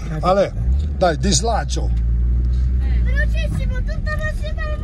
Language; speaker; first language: Italian; native; Italian